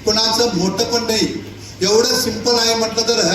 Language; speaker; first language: Marathi; non-native, local second language; Kannada